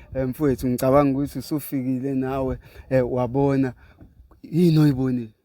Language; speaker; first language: Zulu; native; Zulu